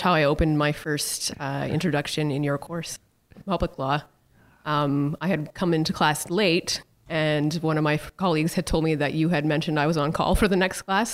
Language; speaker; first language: English; native; English